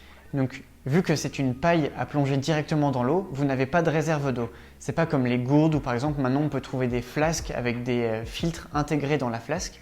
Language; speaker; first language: French; native; French